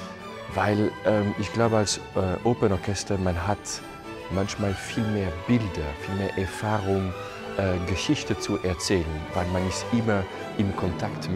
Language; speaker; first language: German; non-native, local second language; French